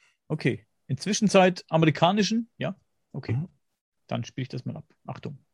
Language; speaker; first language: German; native; German